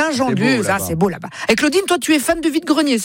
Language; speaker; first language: French; native; French